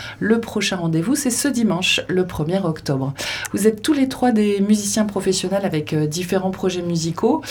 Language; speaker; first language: French; native; French